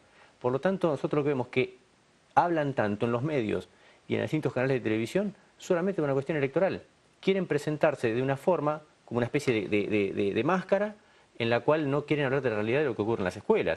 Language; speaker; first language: Spanish; native; Spanish